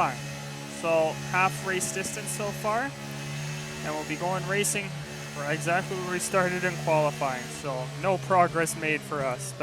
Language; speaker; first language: English; native; English